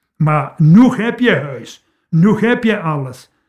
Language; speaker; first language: Dutch; non-native, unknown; Polish